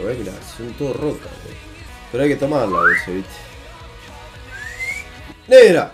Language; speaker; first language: Spanish; native; Spanish